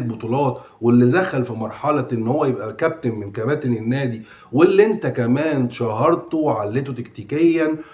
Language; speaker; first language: Arabic; native; Arabic